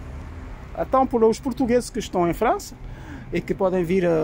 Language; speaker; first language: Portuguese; early bilingual, heritage; Portuguese